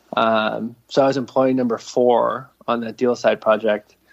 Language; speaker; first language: English; native; English